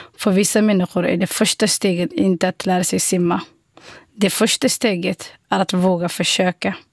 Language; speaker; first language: Swedish; non-native, fluent; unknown